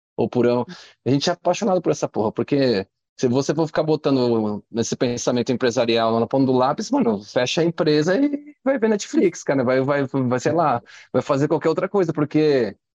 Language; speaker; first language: Portuguese; native; Portuguese